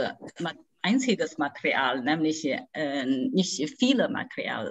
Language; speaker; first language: German; non-native, fluent; Chinese